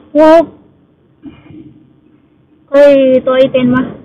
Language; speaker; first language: Chinese; non-native, learner; Indonesian